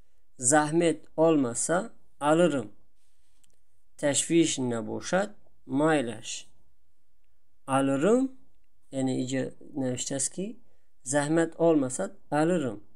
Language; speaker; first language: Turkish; non-native, fluent; Tajik